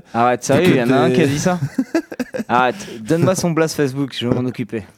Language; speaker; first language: French; native; French